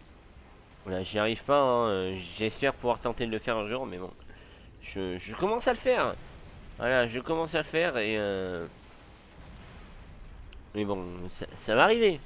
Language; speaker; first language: French; native; French